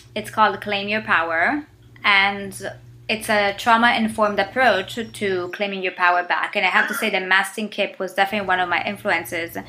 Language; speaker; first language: English; non-native, fluent; Italian